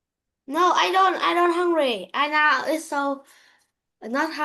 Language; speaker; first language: English; non-native, learner; Vietnamese